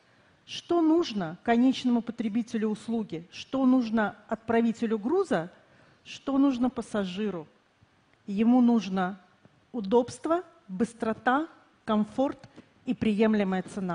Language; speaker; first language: Russian; native; Russian